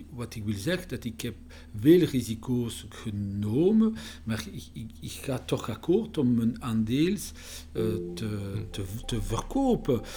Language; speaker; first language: Dutch; non-native, learner; French